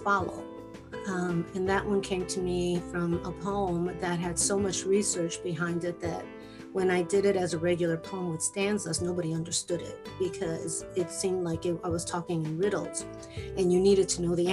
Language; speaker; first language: English; early bilingual, other home language; Spanish